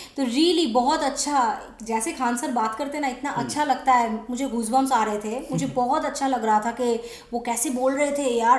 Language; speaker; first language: Hindi; non-native, local second language; Bangla